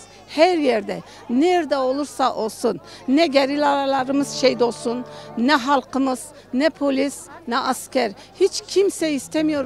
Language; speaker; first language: Turkish; non-native, local second language; Kurdish